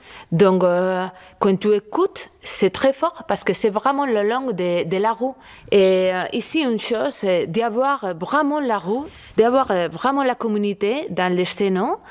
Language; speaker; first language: French; non-native, learner; Spanish